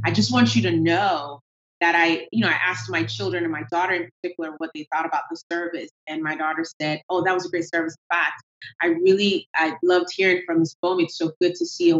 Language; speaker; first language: English; non-native, local second language; Yoruba